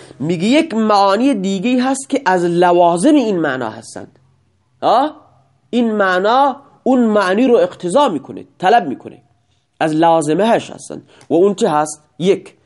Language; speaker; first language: Persian; non-native, local second language; Baluchi